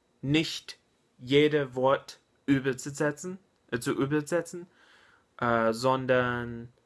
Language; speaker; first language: German; non-native, learner; English